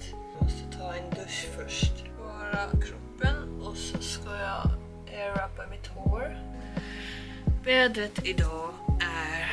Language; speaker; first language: Swedish; early bilingual, heritage; Korean